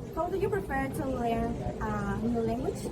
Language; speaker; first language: English; non-native, learner; Spanish